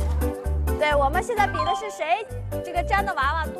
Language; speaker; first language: Chinese; native; Chinese